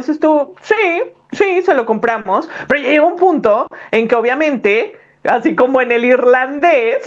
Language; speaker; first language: Spanish; native; Spanish